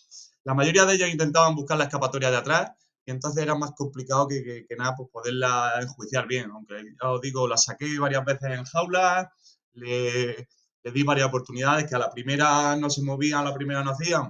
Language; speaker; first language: Spanish; native; Spanish